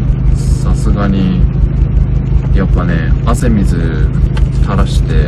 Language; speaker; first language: Japanese; native; Japanese